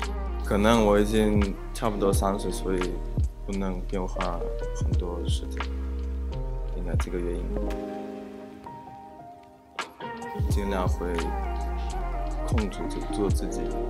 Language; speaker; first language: Chinese; non-native, fluent; Russian